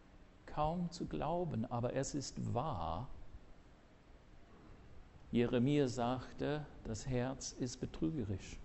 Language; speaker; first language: German; non-native, fluent; English